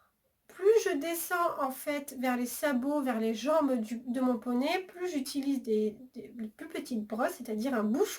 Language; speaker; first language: French; native; French